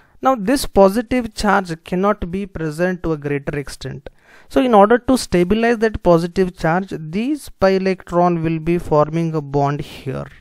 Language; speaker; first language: English; non-native, local second language; Kannada